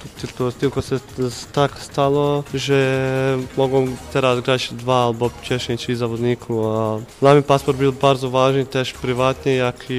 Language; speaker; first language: Polish; non-native, fluent; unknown